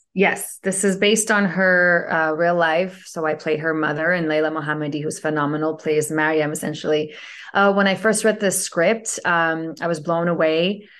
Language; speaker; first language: English; early bilingual, other home language; Persian